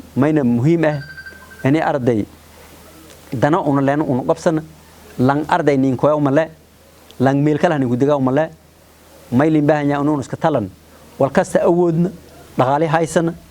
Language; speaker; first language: Somali; non-native, local second language; Maay